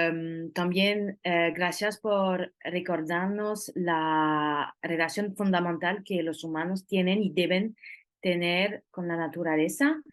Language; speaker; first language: Spanish; non-native, fluent; French